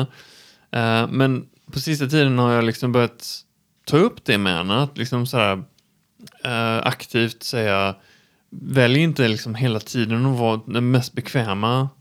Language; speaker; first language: Swedish; native; Swedish